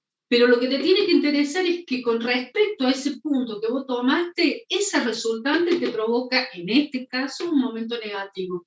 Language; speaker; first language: Spanish; native; Spanish